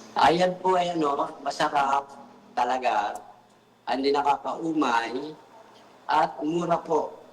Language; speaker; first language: Filipino; native; Filipino